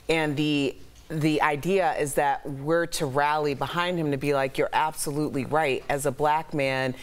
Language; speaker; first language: English; native; English